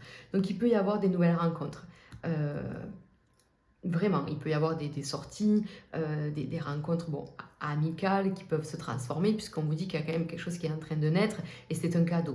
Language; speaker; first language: French; native; French